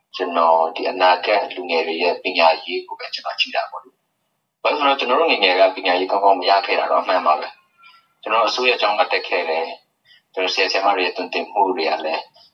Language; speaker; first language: Burmese; non-native, local second language; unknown